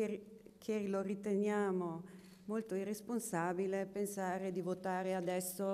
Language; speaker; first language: Italian; non-native, local second language; German